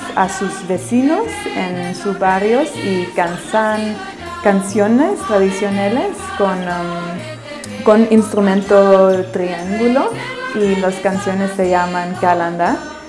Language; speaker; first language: Spanish; non-native, learner; Greek